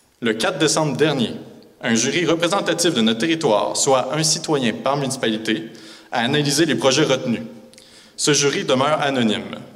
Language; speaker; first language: French; native; French